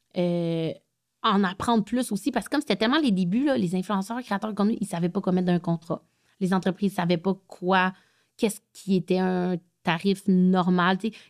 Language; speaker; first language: French; native; French